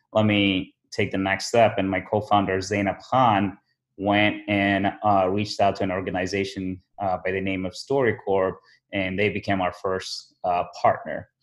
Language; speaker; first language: English; early bilingual, other home language; Somali